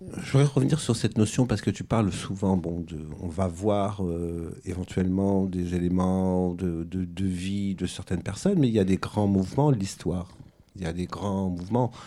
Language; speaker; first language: French; native; French